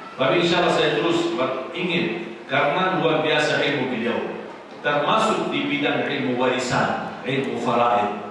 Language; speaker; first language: Indonesian; non-native, fluent; Arabic